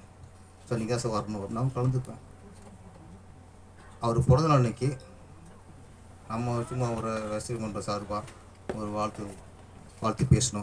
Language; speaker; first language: Tamil; native; Tamil